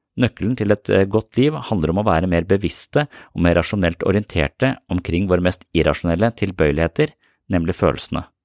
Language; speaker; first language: Norwegian; native; Norwegian